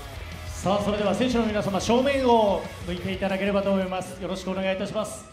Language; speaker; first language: Japanese; native; Japanese